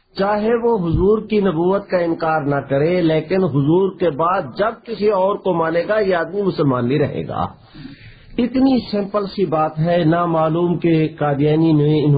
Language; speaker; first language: Urdu; non-native, local second language; Saraiki